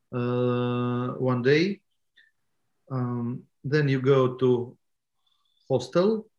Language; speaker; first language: English; non-native, learner; Estonian